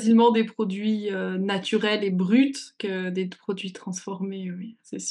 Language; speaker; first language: French; native; French